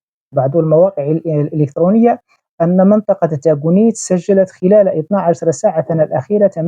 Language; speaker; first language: Arabic; native; Arabic